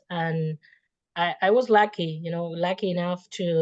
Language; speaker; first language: English; non-native, fluent; Spanish